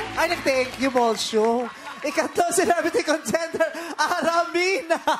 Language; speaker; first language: Filipino; native; Filipino